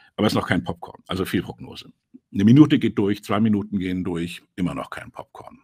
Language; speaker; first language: German; native; German